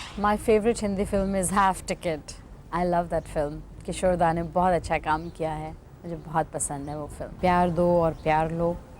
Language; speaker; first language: Hindi; non-native, local second language; Punjabi